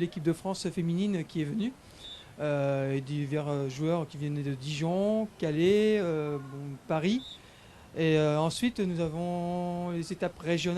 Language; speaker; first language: French; native; French